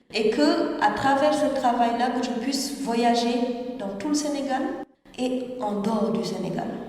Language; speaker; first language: French; non-native, local second language; Wolof